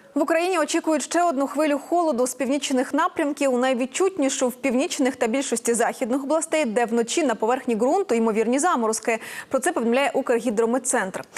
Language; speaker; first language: Ukrainian; native; Ukrainian